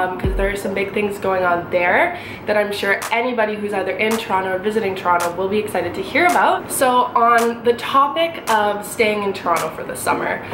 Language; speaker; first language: English; native; English